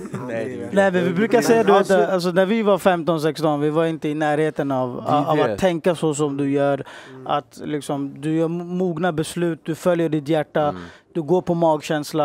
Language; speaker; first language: Swedish; native; Swedish